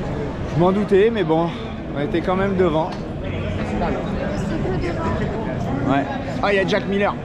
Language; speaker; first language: French; native; French